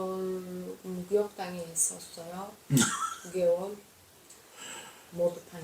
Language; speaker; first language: Korean; non-native, learner; Uzbek